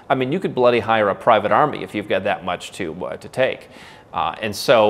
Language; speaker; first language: English; native; English